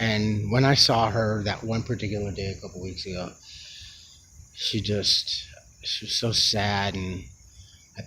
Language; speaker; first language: English; native; English